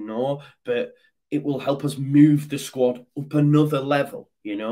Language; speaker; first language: English; native; English